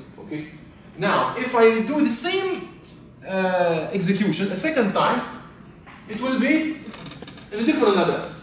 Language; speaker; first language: English; non-native, fluent; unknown